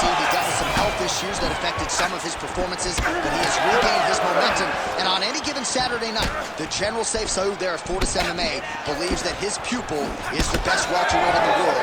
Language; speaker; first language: English; native; English